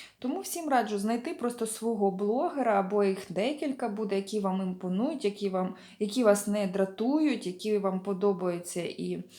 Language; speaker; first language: Ukrainian; non-native, local second language; Russian